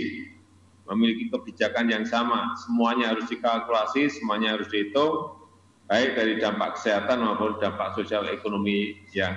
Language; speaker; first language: Indonesian; non-native, local second language; Javanese